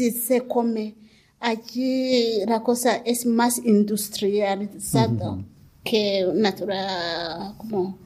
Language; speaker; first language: Spanish; non-native, learner; Kinyarwanda